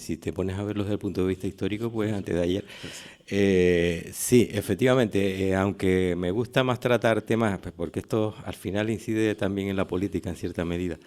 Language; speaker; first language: Spanish; native; Spanish